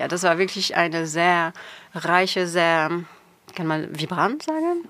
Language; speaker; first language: German; non-native, fluent; French